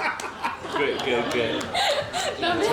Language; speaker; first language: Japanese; non-native, learner; English